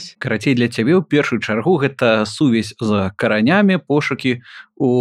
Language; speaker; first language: Belarusian; non-native, local second language; Russian